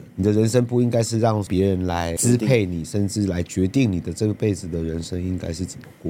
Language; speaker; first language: Chinese; native; Chinese